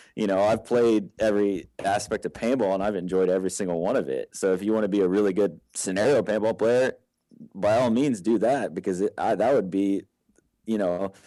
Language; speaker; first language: English; native; English